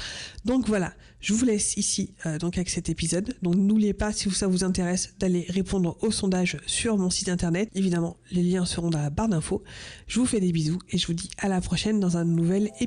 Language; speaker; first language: French; native; French